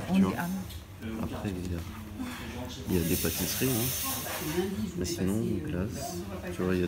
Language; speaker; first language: French; native; French